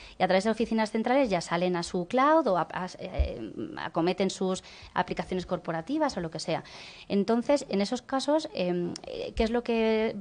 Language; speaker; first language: Spanish; native; Spanish